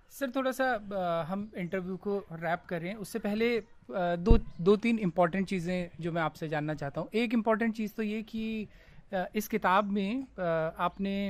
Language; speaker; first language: Hindi; native; Hindi